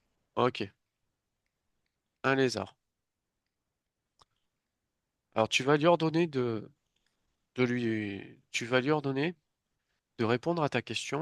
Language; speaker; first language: French; native; French